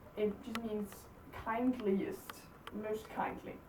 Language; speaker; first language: English; non-native, fluent; Danish